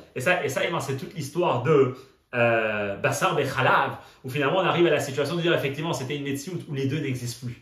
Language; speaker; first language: French; native; French